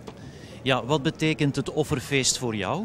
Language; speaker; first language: Dutch; native; Dutch